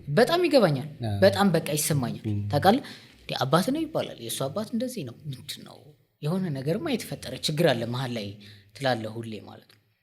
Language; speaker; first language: Amharic; non-native, local second language; Tigrinya